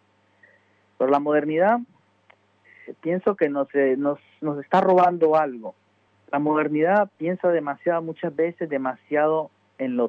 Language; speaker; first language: Spanish; native; Spanish